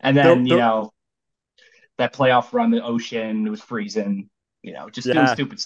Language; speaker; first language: English; native; English